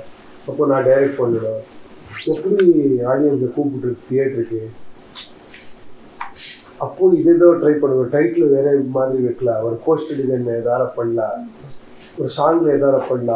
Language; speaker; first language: Tamil; non-native, learner; Kannada